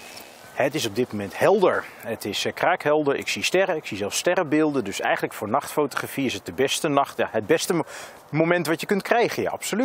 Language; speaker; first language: Dutch; native; Dutch